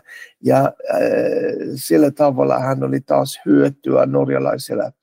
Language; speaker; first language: Finnish; non-native, fluent; Norwegian